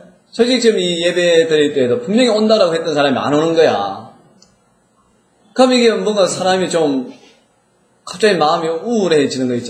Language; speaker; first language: Korean; native; Korean